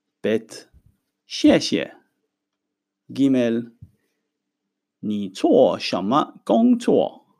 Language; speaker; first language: Chinese; non-native, fluent; Hebrew